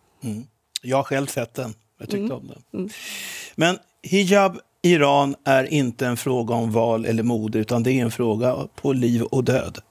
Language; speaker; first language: Swedish; native; Swedish